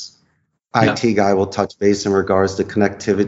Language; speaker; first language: English; native; English